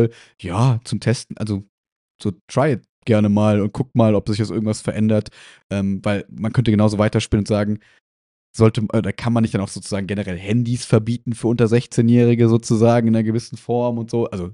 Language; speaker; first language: German; native; German